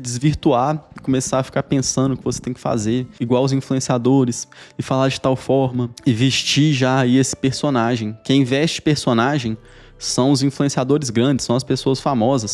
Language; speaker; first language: Portuguese; native; Portuguese